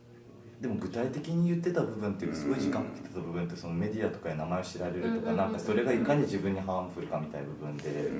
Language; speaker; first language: Japanese; native; Japanese